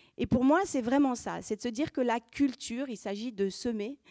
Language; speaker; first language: French; native; French